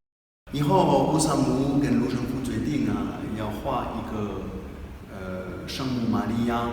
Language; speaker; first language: Chinese; non-native, fluent; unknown